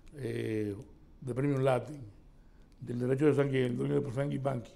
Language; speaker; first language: Spanish; native; Spanish